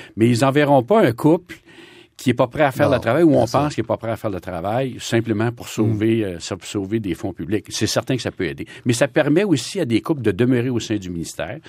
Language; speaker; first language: French; native; French